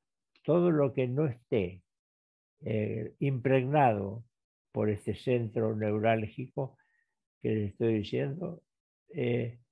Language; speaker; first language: Spanish; native; Spanish